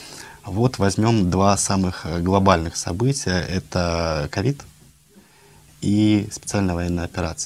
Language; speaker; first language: Russian; native; Russian